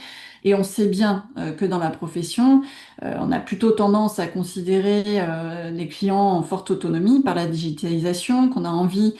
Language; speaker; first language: French; native; French